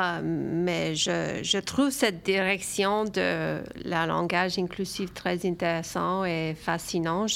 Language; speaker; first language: French; early bilingual, other home language; Romanian